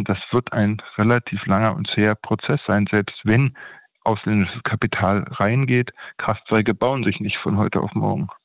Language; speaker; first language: German; native; German